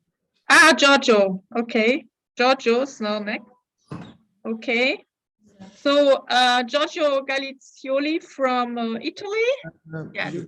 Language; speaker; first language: English; non-native, fluent; German